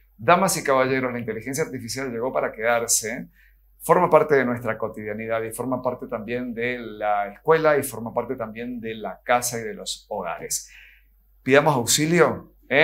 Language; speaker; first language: Spanish; native; Spanish